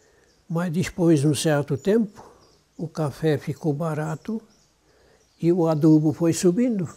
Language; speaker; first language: Portuguese; non-native, local second language; German